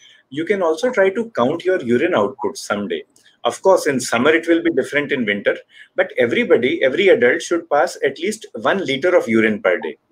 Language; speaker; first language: English; non-native, local second language; Hindi